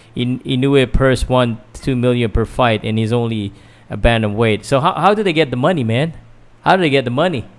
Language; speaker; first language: English; non-native, local second language; Filipino